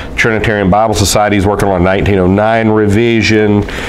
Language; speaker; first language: English; native; English